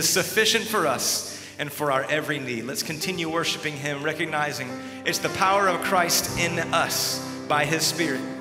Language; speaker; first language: English; native; English